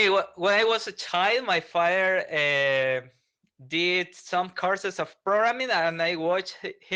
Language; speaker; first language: English; non-native, learner; Spanish